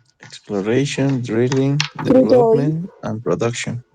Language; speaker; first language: English; non-native, learner; Spanish